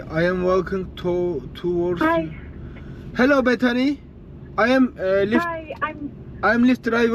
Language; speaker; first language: English; non-native, learner; Turkish